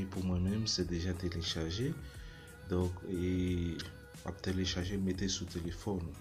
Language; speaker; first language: French; non-native, learner; Haitian Creole